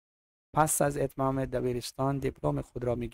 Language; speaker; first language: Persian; non-native, fluent; Urdu